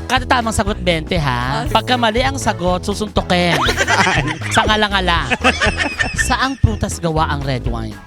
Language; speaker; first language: Filipino; native; Filipino